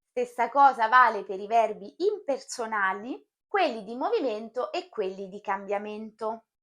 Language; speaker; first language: Italian; native; Italian